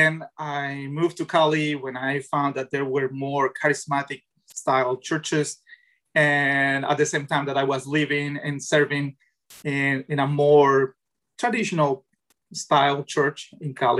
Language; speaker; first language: English; non-native, fluent; Spanish